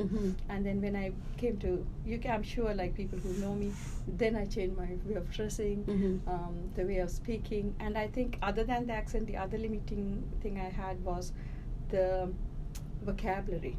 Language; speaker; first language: English; early bilingual, other home language; Tamil